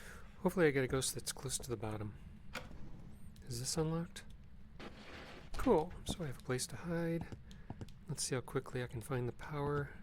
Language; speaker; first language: English; native; English